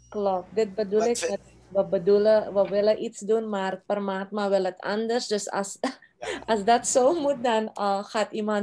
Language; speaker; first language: Dutch; non-native, local second language; Caribbean Hindustani